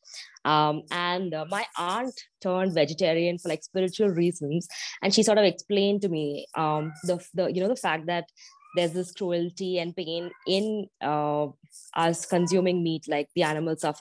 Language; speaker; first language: English; non-native, local second language; Malayalam